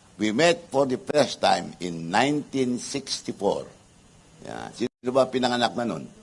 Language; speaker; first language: Filipino; non-native, local second language; Iloko